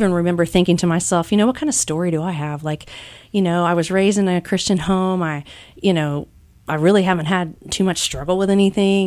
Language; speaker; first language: English; native; English